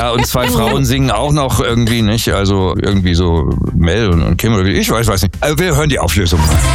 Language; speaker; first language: German; native; German